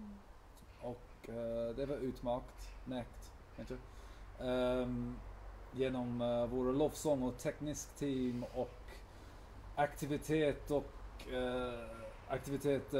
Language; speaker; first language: Swedish; non-native, fluent; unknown